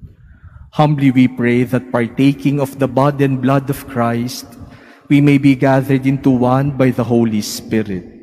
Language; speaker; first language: English; non-native, local second language; Filipino